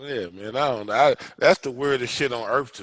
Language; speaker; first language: English; native; English